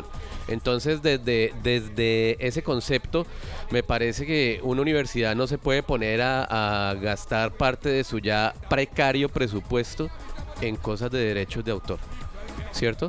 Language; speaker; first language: Spanish; native; Spanish